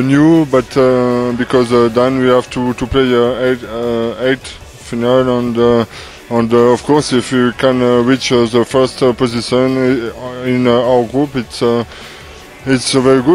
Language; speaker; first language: English; non-native, learner; French